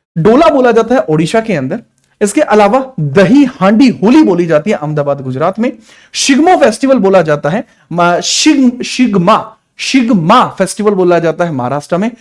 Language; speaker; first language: Hindi; native; Hindi